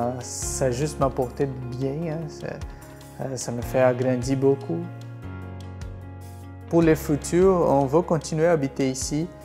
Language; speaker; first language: French; non-native, fluent; Portuguese